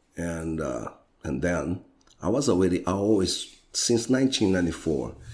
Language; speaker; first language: English; non-native, fluent; Portuguese